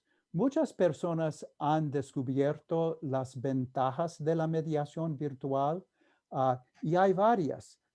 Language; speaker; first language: Spanish; non-native, fluent; English